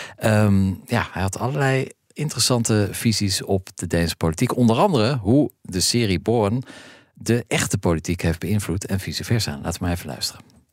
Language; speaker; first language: Dutch; native; Dutch